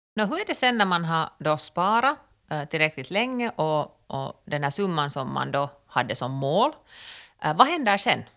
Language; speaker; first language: Swedish; native; Swedish